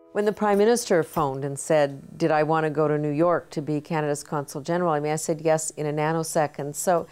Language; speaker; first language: English; native; English